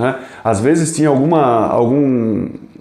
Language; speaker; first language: Portuguese; native; Portuguese